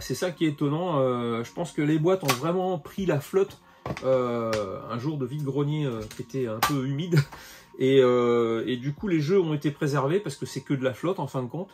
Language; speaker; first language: French; native; French